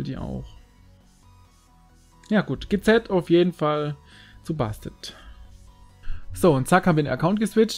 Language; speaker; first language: German; native; German